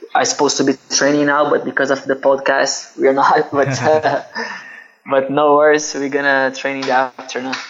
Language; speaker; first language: English; non-native, fluent; Portuguese